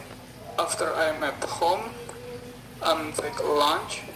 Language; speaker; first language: English; non-native, learner; Indonesian